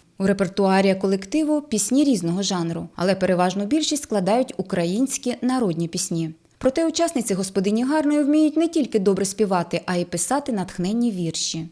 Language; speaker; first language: Ukrainian; native; Ukrainian